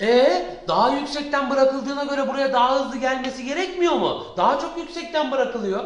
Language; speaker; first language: Turkish; native; Turkish